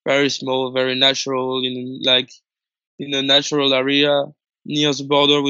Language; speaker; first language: English; non-native, fluent; French